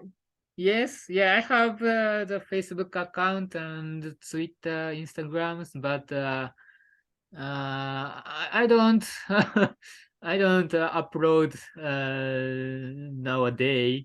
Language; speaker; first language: English; non-native, learner; Japanese